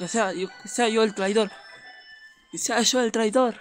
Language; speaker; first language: Spanish; native; Spanish